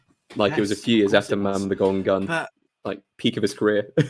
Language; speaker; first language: English; native; English